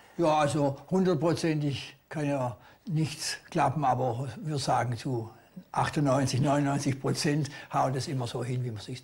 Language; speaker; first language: German; native; German